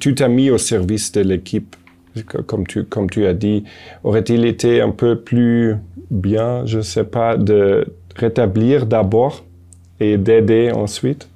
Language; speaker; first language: French; non-native, fluent; German